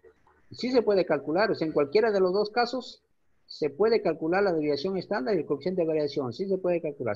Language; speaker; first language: Spanish; native; Spanish